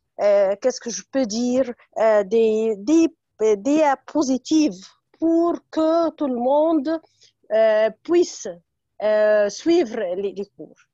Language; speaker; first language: French; non-native, fluent; Arabic